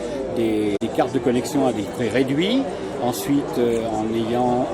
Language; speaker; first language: French; native; French